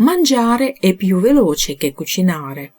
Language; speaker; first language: Italian; non-native, fluent; Ukrainian